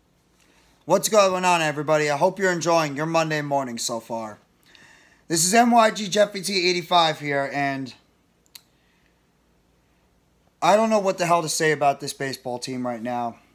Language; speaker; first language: English; native; English